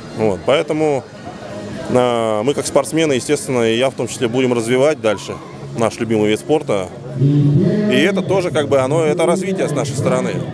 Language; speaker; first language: Russian; native; Russian